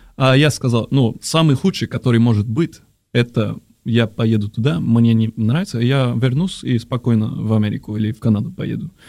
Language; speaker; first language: Russian; non-native, fluent; Spanish